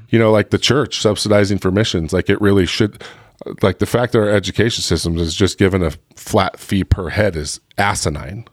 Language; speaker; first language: English; native; English